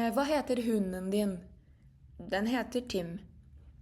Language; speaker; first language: Norwegian; non-native, fluent; Portuguese